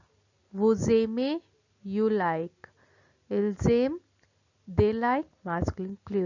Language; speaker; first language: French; non-native, fluent; Hindi